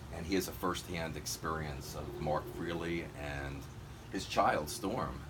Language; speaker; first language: English; native; English